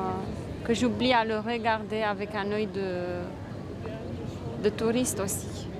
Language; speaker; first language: French; non-native, fluent; Romanian